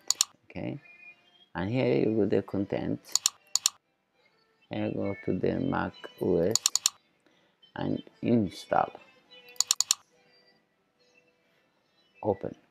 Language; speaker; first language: English; non-native, learner; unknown